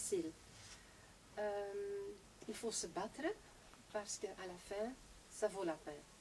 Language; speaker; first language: French; non-native, local second language; Dutch